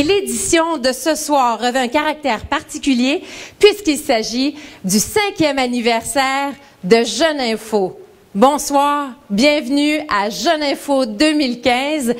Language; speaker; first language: French; native; French